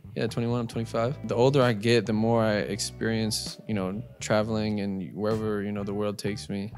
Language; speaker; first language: English; native; English